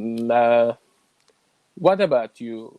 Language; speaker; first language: English; non-native, learner; Turkish